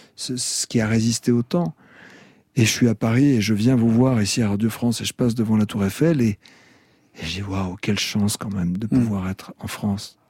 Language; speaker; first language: French; native; French